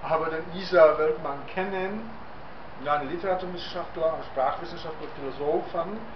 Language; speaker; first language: German; non-native, fluent; Czech